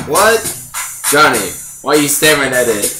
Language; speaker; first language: English; native; English